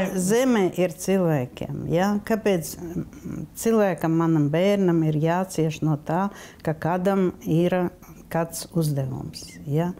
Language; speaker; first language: Latvian; non-native, local second language; Russian